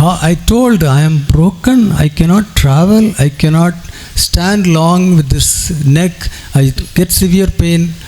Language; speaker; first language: English; non-native, local second language; Tamil